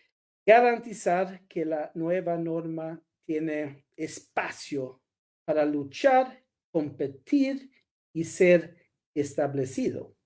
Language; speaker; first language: Spanish; non-native, fluent; Swedish